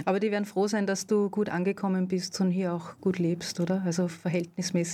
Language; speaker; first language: German; native; German